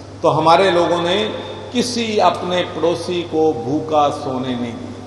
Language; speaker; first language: Urdu; non-native, local second language; Punjabi